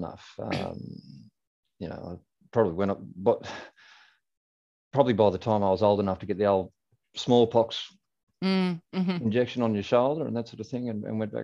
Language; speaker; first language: English; native; English